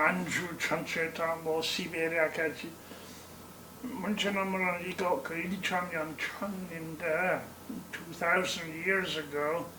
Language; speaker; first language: Korean; non-native, learner; English